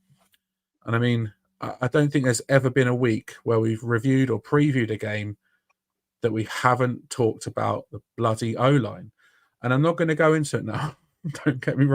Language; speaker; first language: English; native; English